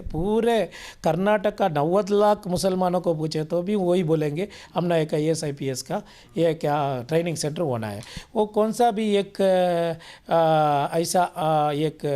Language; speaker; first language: Hindi; non-native, local second language; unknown